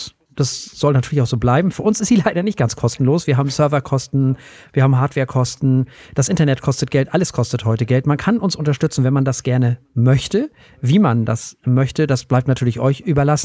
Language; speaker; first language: German; native; German